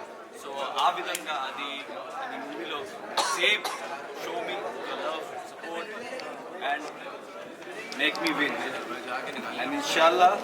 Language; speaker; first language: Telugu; non-native, learner; Hindi